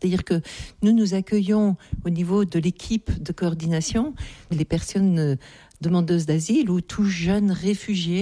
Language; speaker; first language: French; native; French